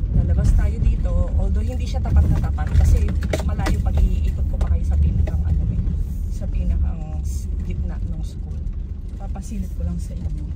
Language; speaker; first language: Filipino; native; Filipino